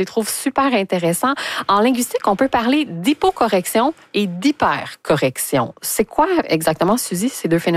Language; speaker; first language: French; native; French